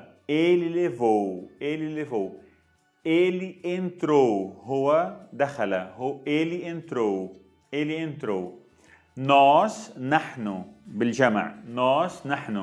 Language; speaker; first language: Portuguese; non-native, fluent; Arabic